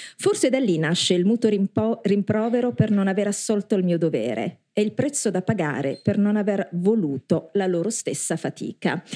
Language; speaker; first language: Italian; native; Italian